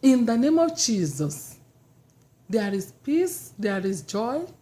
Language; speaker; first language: English; non-native, local second language; Yoruba